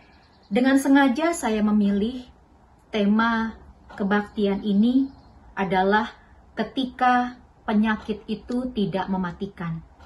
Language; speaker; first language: Indonesian; native; Indonesian